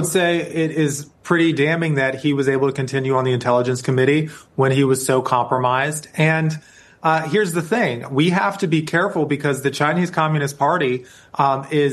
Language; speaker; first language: English; native; English